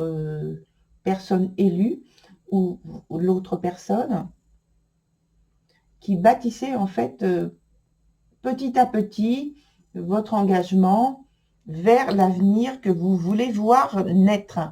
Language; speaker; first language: French; native; French